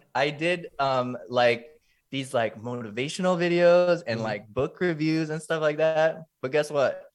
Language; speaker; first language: English; native; English